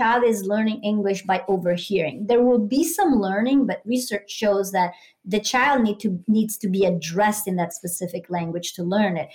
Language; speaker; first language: English; non-native, fluent; Italian